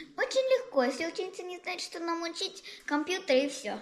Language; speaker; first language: Russian; early bilingual, heritage; Russian